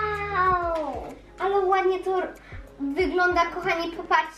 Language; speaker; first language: Polish; early bilingual, heritage; Polish